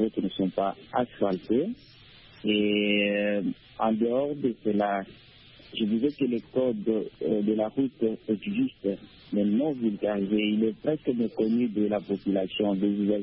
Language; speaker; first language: French; non-native, local second language; Luba-Lulua